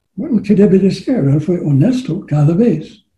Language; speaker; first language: Spanish; non-native, learner; English